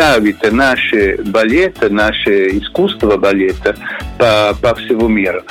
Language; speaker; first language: Russian; non-native, learner; Italian